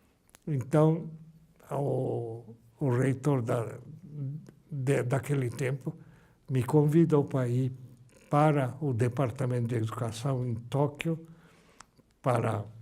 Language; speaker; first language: Portuguese; early bilingual, other home language; Japanese